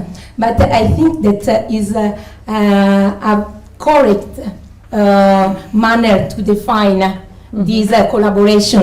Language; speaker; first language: English; non-native, fluent; Italian